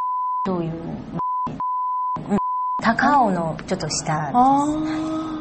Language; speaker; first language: Japanese; non-native, learner; Chinese